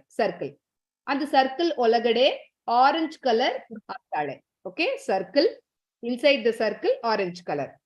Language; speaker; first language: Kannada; non-native, learner; Tamil